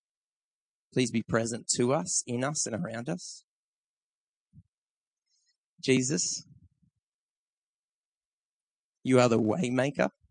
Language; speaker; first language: English; native; English